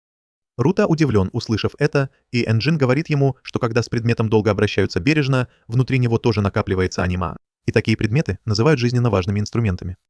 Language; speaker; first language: Russian; native; Russian